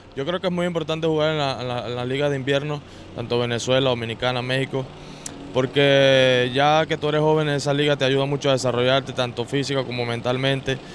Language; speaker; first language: Spanish; native; Spanish